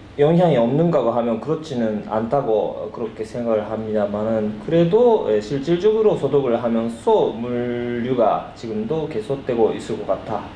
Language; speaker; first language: Korean; early bilingual, heritage; Korean